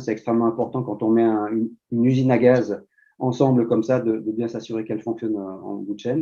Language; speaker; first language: French; native; French